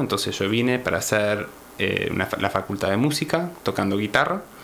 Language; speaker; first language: Spanish; native; Spanish